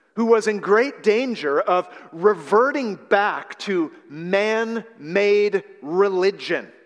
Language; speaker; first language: English; native; English